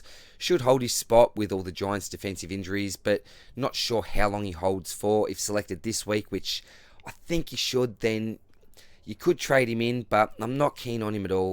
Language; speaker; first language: English; native; English